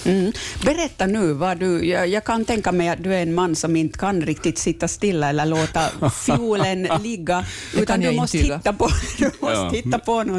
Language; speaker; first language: Swedish; native; Swedish